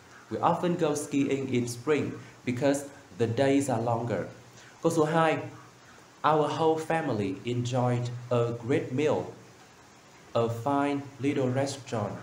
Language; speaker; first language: English; non-native, fluent; Vietnamese